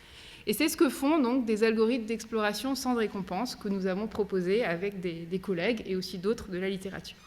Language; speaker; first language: French; native; French